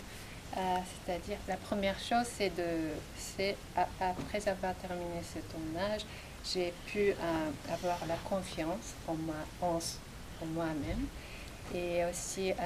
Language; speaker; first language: French; non-native, fluent; Japanese